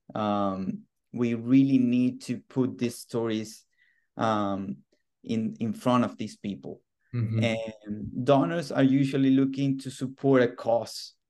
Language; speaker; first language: English; non-native, fluent; Spanish